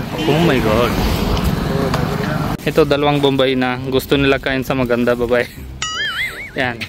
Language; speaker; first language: Filipino; non-native, learner; Punjabi